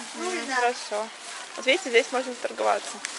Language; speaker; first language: Russian; native; Russian